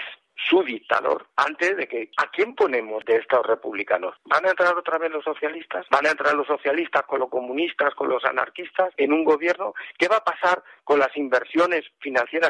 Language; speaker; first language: Spanish; native; Spanish